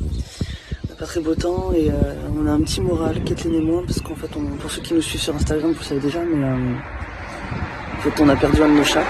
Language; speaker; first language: French; native; French